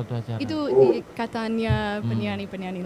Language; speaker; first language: Indonesian; non-native, fluent; English